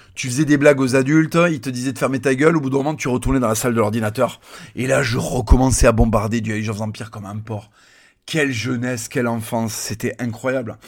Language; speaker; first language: French; native; French